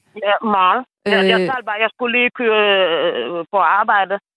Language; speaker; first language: Danish; non-native, fluent; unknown